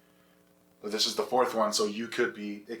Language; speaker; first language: English; native; English